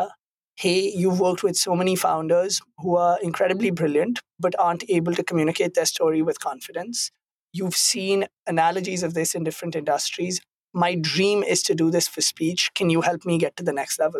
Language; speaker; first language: English; non-native, local second language; Hindi